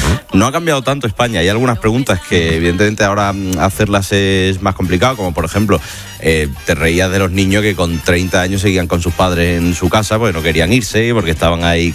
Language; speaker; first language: Spanish; native; Spanish